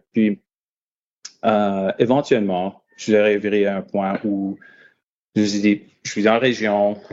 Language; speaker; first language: French; native; French